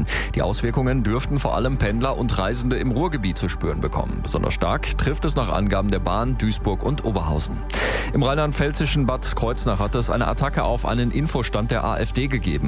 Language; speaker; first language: German; native; German